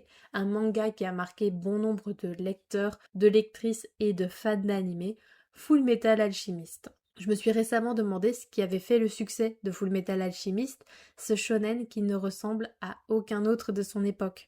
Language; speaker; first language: French; native; French